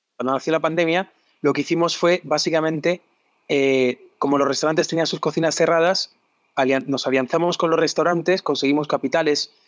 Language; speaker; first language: Spanish; native; Spanish